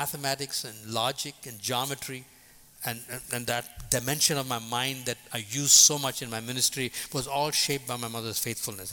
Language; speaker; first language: English; non-native, local second language; Tamil